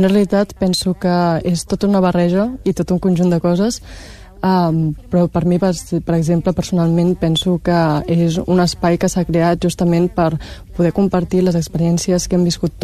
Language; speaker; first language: Catalan; early bilingual, other home language; Chinese